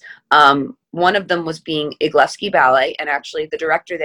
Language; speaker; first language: English; native; English